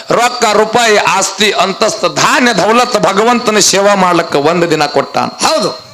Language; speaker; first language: Kannada; native; Kannada